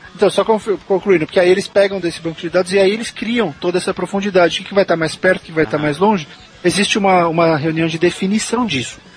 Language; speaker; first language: Portuguese; native; Portuguese